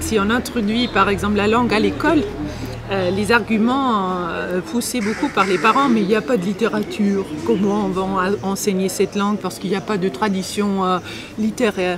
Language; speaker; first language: French; non-native, fluent; German